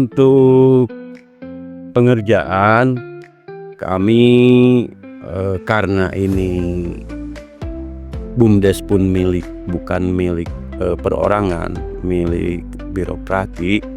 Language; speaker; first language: Indonesian; non-native, local second language; Sundanese